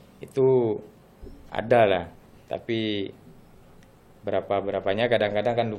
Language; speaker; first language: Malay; non-native, local second language; Madurese